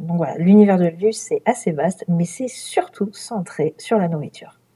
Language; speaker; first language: French; native; French